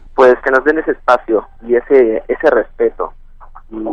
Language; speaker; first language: Spanish; non-native, local second language; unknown